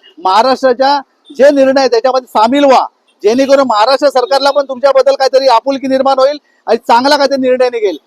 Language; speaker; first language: Marathi; native; Marathi